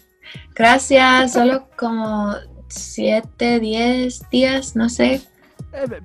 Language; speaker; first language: Spanish; non-native, learner; English